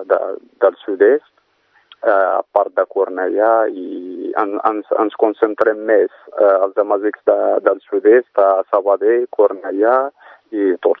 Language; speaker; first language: Catalan; non-native, fluent; Berber languages